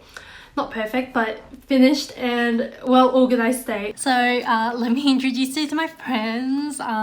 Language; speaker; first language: English; non-native, fluent; Korean